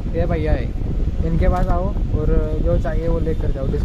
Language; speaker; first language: Hindi; non-native, local second language; Marathi